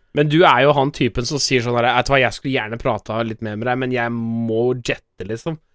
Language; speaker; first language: Norwegian; native; Norwegian